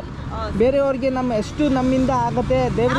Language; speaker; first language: Kannada; non-native, local second language; Tamil